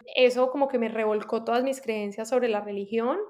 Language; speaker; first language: Spanish; native; Spanish